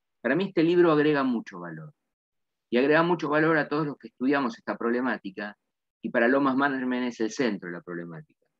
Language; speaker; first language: Spanish; native; Spanish